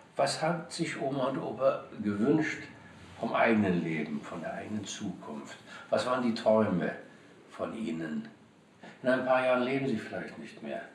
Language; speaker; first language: German; native; German